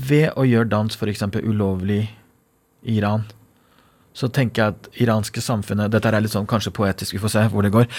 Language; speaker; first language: Norwegian; non-native, fluent; Persian